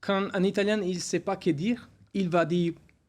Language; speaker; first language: French; non-native, learner; Italian